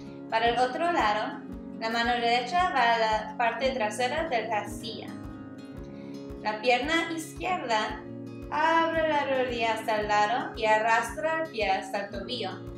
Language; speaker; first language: Spanish; non-native, learner; English